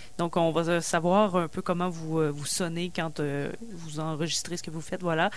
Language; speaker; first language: French; native; French